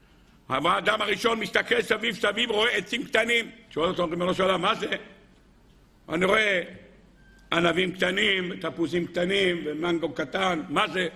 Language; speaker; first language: Hebrew; native; Hebrew